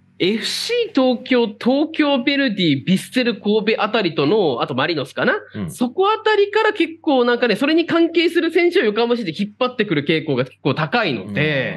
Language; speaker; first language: Japanese; native; Japanese